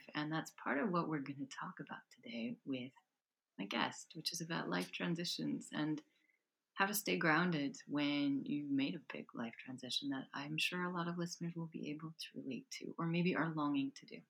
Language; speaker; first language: English; native; English